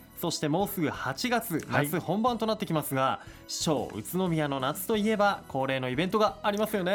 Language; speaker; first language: Japanese; native; Japanese